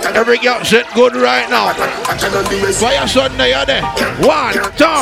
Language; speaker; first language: English; non-native, local second language; Jamaican Creole English